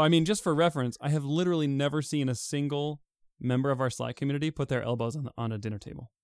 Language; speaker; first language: English; native; English